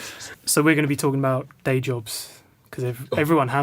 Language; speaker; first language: English; native; English